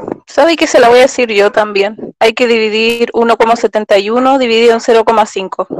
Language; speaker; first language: Spanish; native; Spanish